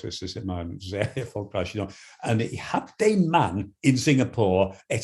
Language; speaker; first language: German; non-native, fluent; English